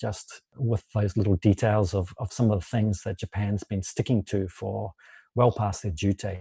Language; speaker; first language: English; native; English